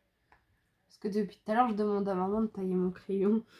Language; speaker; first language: French; native; French